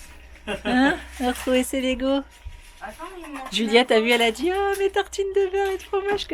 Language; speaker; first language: French; native; French